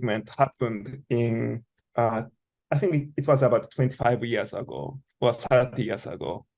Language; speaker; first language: English; non-native, learner; Japanese